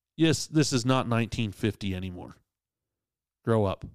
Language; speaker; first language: English; native; English